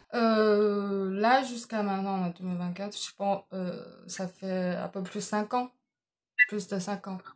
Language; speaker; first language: French; non-native, fluent; Chinese